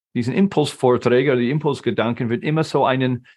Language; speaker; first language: German; non-native, fluent; English